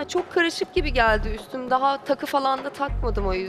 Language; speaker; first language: Turkish; native; Turkish